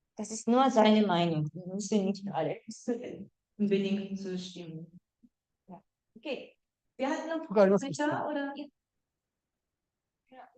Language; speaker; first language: German; non-native, learner; Japanese